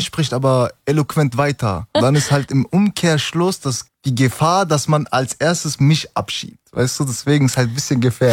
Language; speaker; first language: German; early bilingual, other home language; Turkish